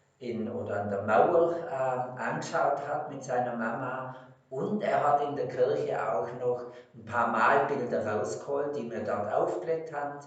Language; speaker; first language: German; native; German